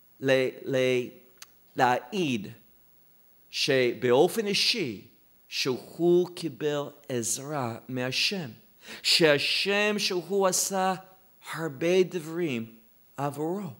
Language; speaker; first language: Hebrew; non-native, fluent; English